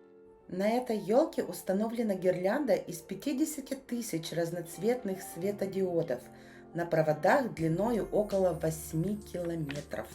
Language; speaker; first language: Russian; native; Russian